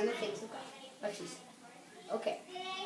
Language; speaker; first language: English; native; English